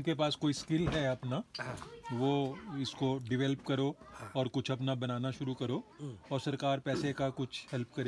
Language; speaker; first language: Hindi; native; Hindi